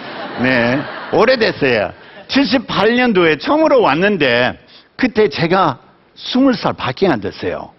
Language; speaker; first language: Korean; non-native, fluent; English